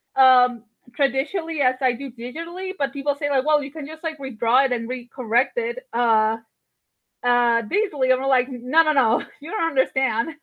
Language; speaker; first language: English; non-native, fluent; Spanish